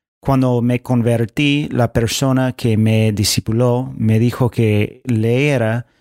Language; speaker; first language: Spanish; non-native, fluent; English